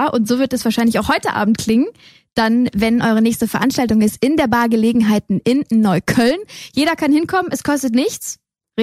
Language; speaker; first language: German; native; German